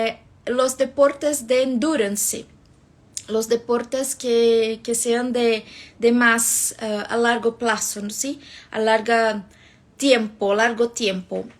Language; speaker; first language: Spanish; non-native, fluent; Portuguese